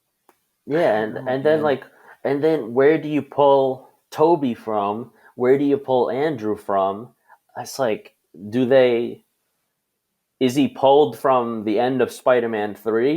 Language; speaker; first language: English; native; English